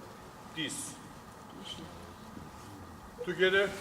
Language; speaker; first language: English; non-native, learner; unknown